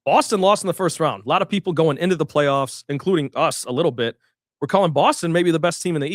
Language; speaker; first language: English; native; English